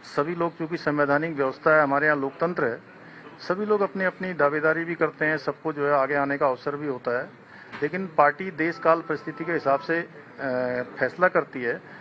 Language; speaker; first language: Hindi; native; Hindi